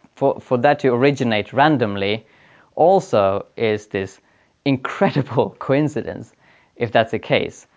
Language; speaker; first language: English; non-native, fluent; Swedish